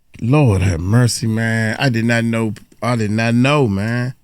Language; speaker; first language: English; native; English